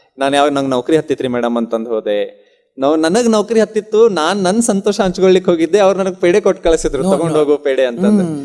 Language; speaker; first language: Kannada; non-native, local second language; Urdu